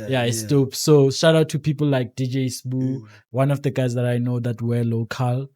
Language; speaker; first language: English; non-native, local second language; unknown